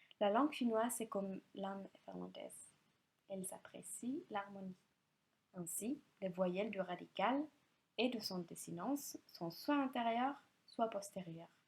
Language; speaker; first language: French; non-native, fluent; Finnish